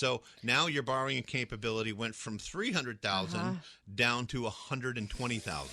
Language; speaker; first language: English; native; English